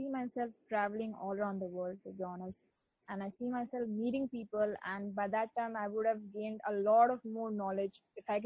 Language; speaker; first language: English; non-native, local second language; Bangla